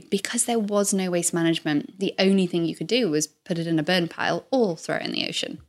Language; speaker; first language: English; native; English